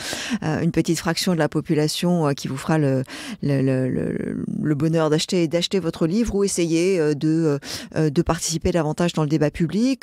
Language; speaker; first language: French; native; French